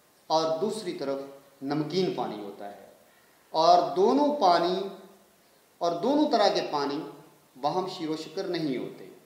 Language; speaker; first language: Urdu; native; Urdu